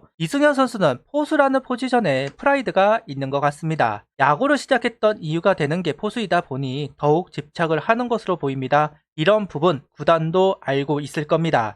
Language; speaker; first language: Korean; native; Korean